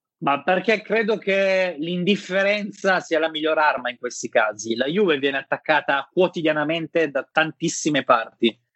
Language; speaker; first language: Italian; native; Italian